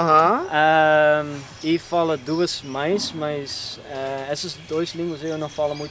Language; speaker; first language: Portuguese; non-native, learner; Dutch